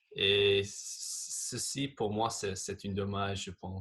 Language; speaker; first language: French; non-native, fluent; English